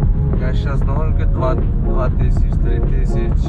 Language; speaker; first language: Russian; non-native, learner; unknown